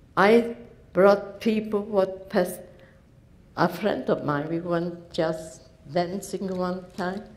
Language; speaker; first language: English; non-native, learner; Polish